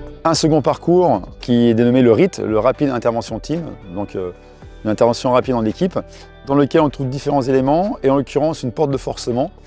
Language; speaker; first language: French; native; French